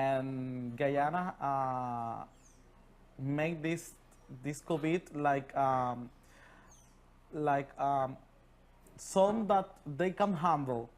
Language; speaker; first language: English; non-native, learner; Spanish